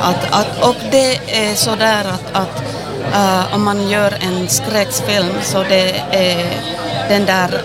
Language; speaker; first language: Swedish; non-native, local second language; Finnish